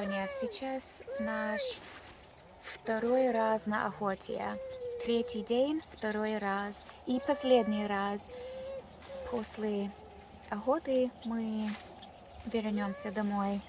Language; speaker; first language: Russian; non-native, learner; English